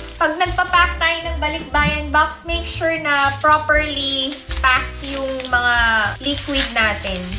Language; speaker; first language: Filipino; native; Filipino